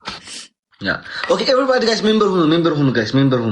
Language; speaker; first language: English; non-native, learner; Amharic